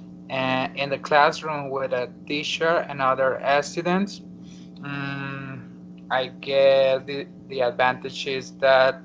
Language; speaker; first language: English; non-native, learner; Spanish